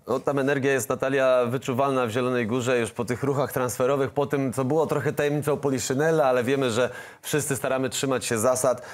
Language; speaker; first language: Polish; native; Polish